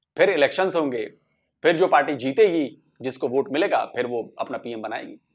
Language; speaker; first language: Hindi; native; Hindi